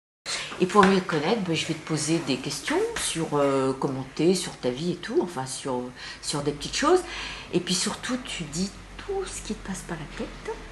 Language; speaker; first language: French; native; French